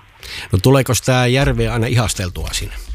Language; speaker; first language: Finnish; native; Finnish